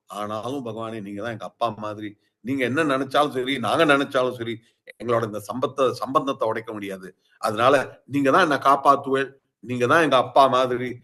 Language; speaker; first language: Tamil; early bilingual, heritage; Tamil